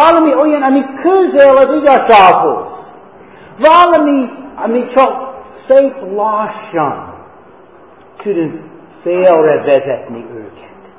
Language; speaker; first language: Hungarian; non-native, fluent; English